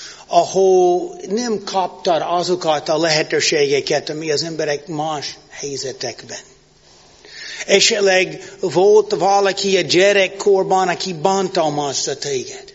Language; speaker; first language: Hungarian; non-native, fluent; English